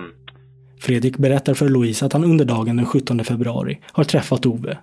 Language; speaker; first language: Swedish; native; Swedish